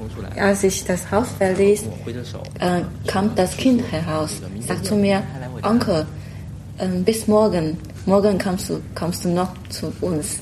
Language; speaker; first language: German; non-native, fluent; Chinese